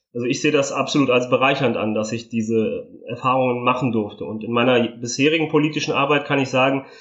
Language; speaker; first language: German; early bilingual, other home language; Italian